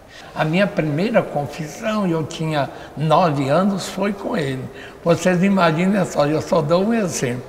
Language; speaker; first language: Portuguese; native; Portuguese